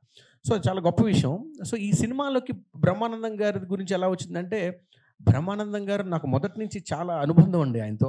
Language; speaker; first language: Telugu; native; Telugu